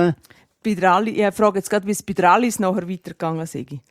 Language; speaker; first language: German; native; German